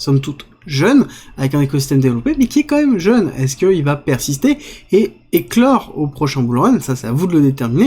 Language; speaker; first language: French; native; French